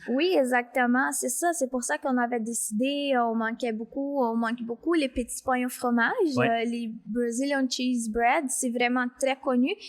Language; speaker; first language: French; non-native, fluent; Portuguese